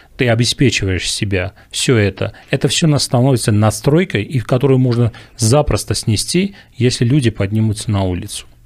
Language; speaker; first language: Russian; non-native, local second language; Armenian